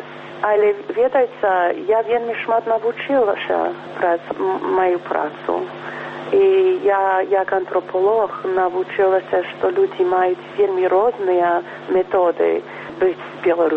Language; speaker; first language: Belarusian; early bilingual, heritage; English